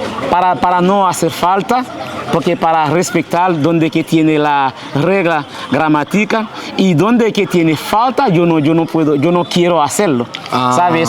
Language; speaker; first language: Spanish; early bilingual, heritage; Haitian Creole